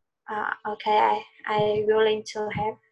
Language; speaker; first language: English; non-native, learner; Vietnamese